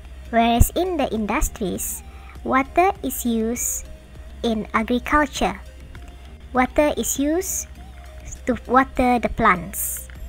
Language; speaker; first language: English; non-native, local second language; Malay